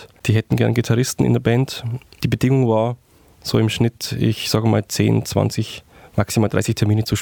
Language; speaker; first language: German; native; German